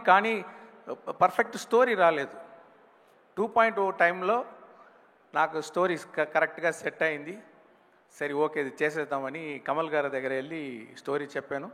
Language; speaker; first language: Telugu; non-native, local second language; Tamil